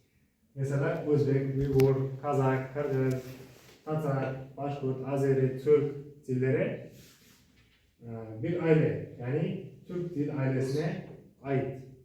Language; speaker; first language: Turkish; non-native, learner; Uzbek